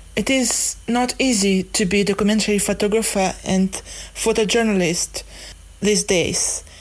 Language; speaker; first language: English; non-native, fluent; Russian